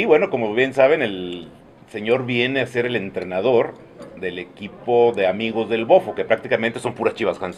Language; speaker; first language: Spanish; native; Spanish